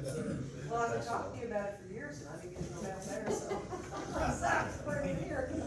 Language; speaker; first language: English; native; English